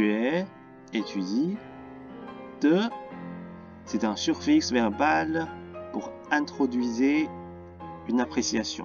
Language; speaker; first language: French; non-native, fluent; Chinese